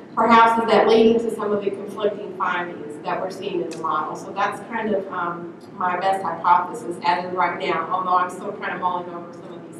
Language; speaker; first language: English; native; English